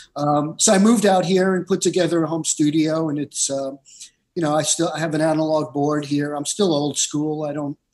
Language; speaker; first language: English; native; English